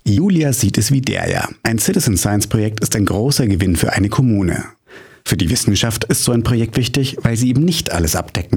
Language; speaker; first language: German; native; German